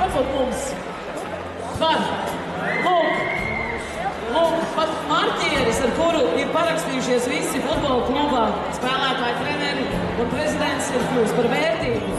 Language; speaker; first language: Latvian; native; Latvian